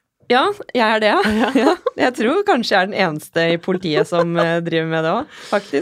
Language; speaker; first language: Norwegian; early bilingual, other home language; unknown